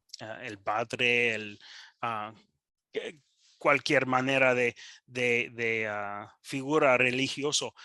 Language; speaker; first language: Spanish; non-native, learner; English